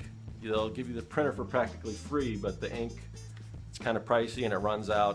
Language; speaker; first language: English; native; English